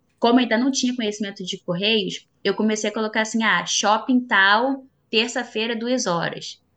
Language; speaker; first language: Portuguese; native; Portuguese